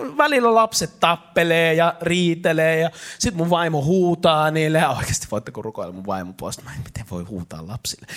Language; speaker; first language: Finnish; native; Finnish